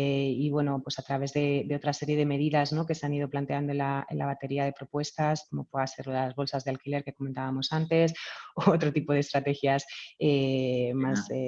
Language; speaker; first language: Spanish; native; Spanish